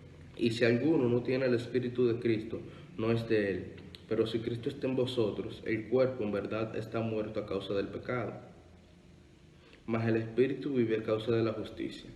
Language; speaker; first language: Spanish; native; Spanish